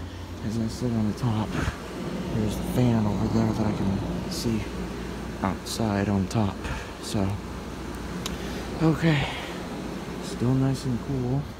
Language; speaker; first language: English; native; English